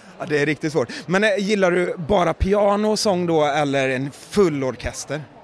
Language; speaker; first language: Swedish; native; Swedish